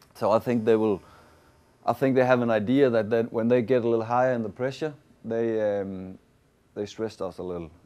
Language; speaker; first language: English; non-native, fluent; Danish